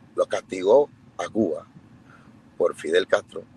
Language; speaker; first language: Spanish; early bilingual, other home language; English